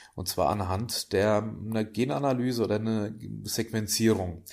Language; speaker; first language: German; native; German